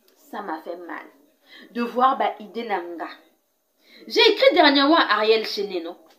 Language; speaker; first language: French; non-native, local second language; Lingala